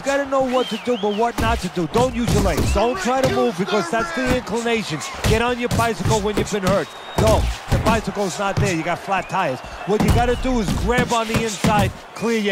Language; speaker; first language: English; native; English